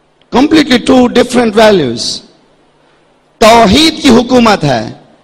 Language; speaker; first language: English; non-native, local second language; Urdu